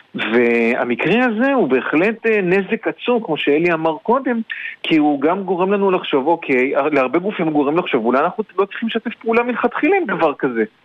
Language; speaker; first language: Hebrew; native; Hebrew